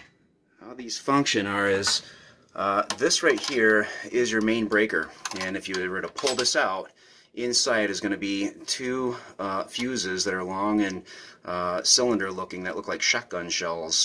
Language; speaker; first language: English; native; English